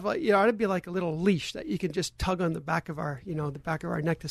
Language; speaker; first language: English; native; English